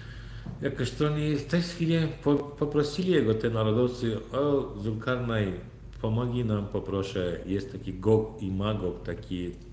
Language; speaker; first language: Polish; non-native, learner; Turkmen